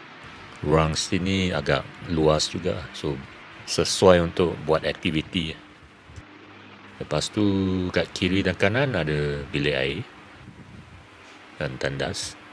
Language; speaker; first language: Malay; native; Malay